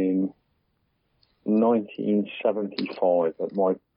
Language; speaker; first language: English; native; English